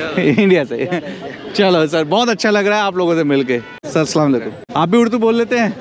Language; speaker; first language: Hindi; native; Hindi